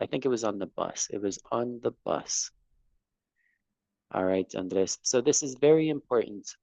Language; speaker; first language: English; non-native, fluent; Spanish